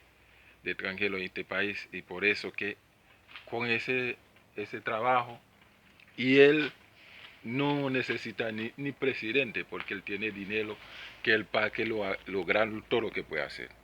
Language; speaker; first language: Spanish; non-native, learner; Haitian Creole